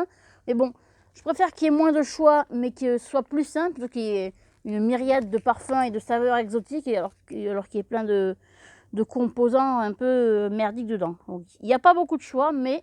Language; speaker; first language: French; native; French